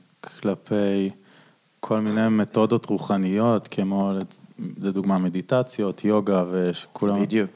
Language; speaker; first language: Hebrew; native; Hebrew